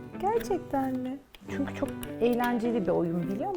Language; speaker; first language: Turkish; native; Turkish